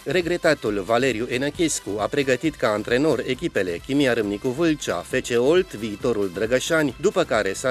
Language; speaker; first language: Romanian; native; Romanian